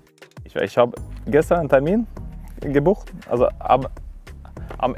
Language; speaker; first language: German; non-native, fluent; Norwegian